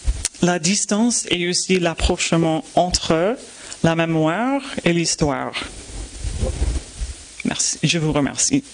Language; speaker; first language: French; non-native, fluent; English